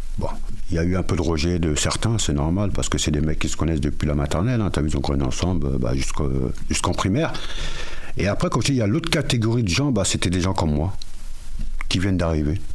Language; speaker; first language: French; early bilingual, other home language; Mandingo